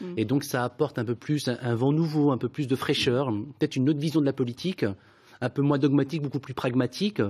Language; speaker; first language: French; native; French